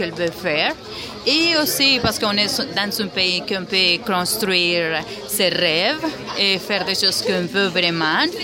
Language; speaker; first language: French; non-native, fluent; Spanish